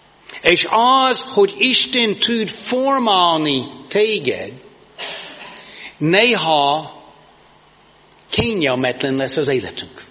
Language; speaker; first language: Hungarian; non-native, learner; English